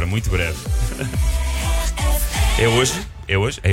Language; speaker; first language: Portuguese; native; Portuguese